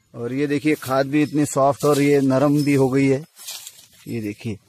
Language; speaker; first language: Hindi; non-native, local second language; Marathi